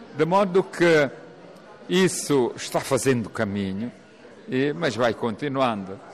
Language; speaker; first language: Portuguese; non-native, local second language; Kabuverdianu